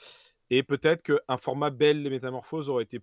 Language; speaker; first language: French; native; French